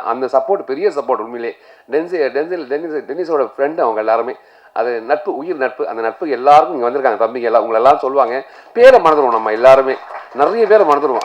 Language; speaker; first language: Tamil; native; Tamil